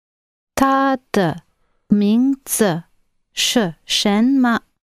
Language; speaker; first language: Chinese; non-native, learner; English